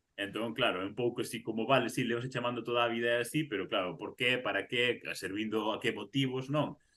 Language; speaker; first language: Galician; native; Galician